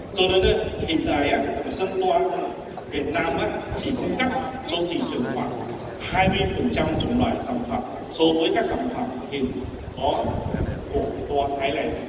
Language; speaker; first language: Vietnamese; non-native, fluent; Chinese